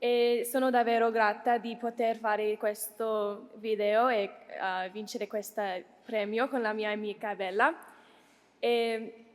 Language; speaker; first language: Italian; non-native, learner; English